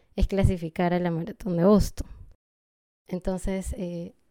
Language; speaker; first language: Spanish; native; Spanish